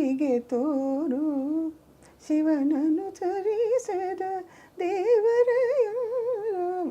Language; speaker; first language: Telugu; native; Telugu